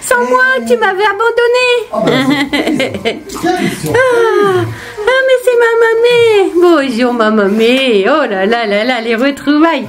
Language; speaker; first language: French; native; French